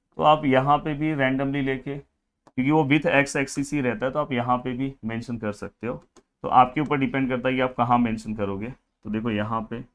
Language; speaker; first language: Hindi; non-native, local second language; Marathi